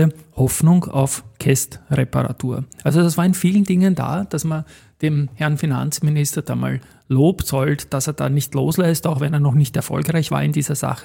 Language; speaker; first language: German; native; German